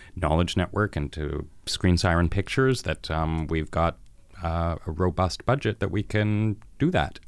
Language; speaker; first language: English; native; English